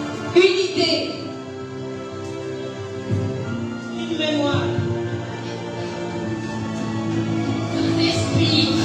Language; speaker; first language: French; non-native, local second language; Comorian